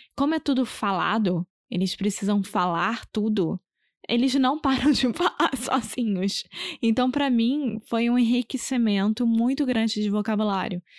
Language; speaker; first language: Portuguese; native; Portuguese